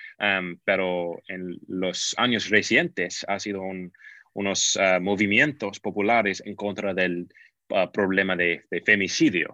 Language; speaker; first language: Spanish; non-native, fluent; English